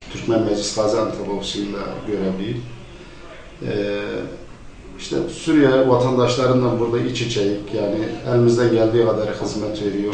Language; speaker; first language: Turkish; early bilingual, heritage; Turkish